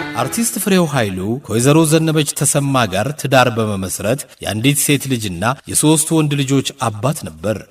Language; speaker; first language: Amharic; native; Amharic